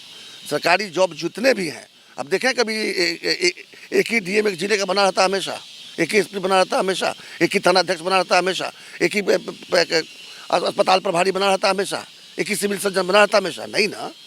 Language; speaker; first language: Hindi; native; Hindi